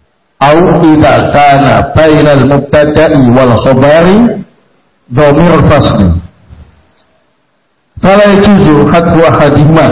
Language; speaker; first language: Arabic; non-native, fluent; Indonesian